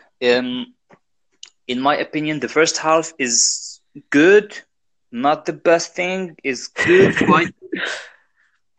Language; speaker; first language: English; non-native, fluent; Arabic